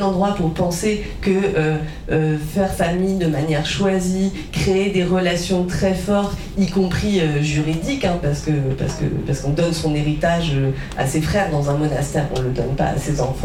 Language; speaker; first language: French; native; French